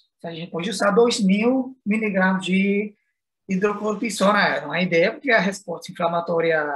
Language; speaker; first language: Portuguese; non-native, fluent; Spanish